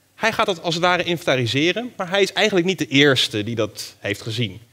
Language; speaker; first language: Dutch; native; Dutch